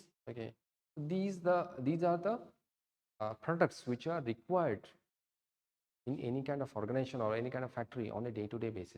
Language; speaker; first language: English; non-native, local second language; Odia